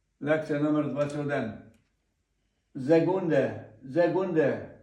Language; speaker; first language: German; non-native, learner; Ukrainian